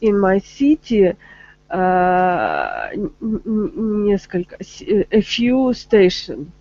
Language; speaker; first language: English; non-native, learner; Russian